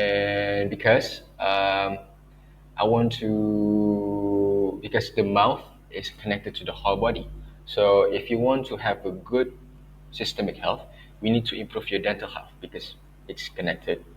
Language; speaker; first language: English; non-native, local second language; Malay